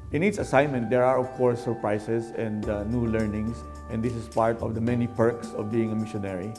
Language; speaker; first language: English; non-native, local second language; Filipino